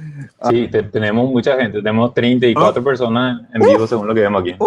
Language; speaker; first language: Spanish; native; Spanish